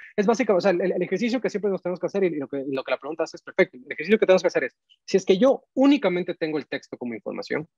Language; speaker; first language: Spanish; native; Spanish